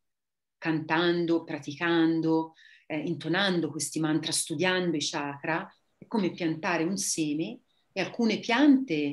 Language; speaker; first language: Italian; native; Italian